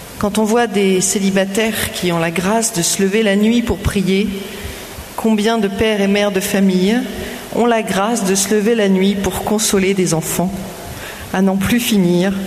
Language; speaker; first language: French; native; French